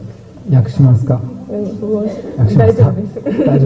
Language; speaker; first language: Japanese; native; Japanese